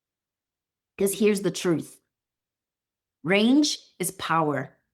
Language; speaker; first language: English; native; English